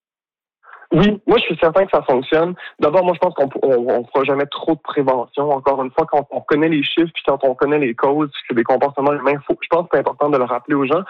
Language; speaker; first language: French; native; French